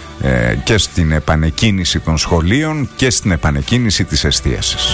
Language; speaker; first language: Greek; native; Greek